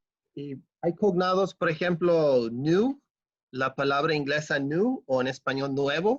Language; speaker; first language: Spanish; non-native, fluent; English